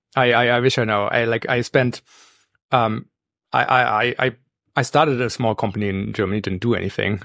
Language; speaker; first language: English; non-native, fluent; German